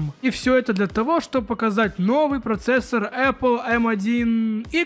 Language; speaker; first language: Russian; native; Russian